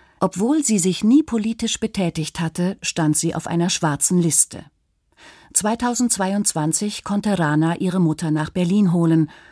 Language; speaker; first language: German; native; German